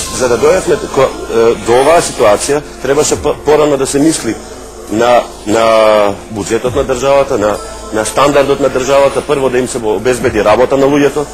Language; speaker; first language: Macedonian; non-native, local second language; Albanian